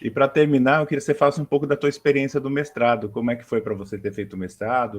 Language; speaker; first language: Portuguese; native; Portuguese